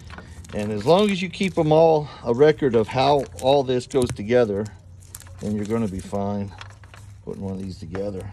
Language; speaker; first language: English; native; English